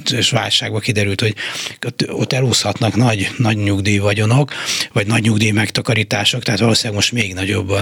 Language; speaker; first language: Hungarian; native; Hungarian